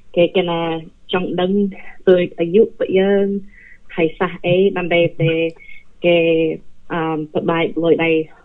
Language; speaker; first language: Khmer; early bilingual, heritage; Khmer